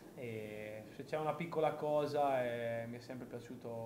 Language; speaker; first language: Italian; native; Italian